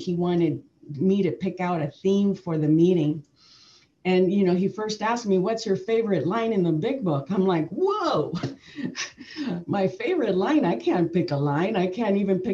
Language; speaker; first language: English; early bilingual, other home language; Spanish